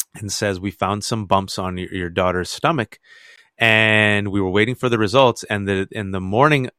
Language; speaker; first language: English; native; English